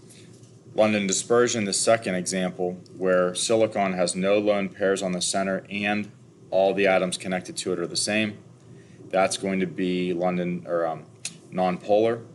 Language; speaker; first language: English; native; English